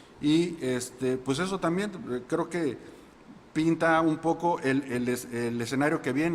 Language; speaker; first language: Spanish; native; Spanish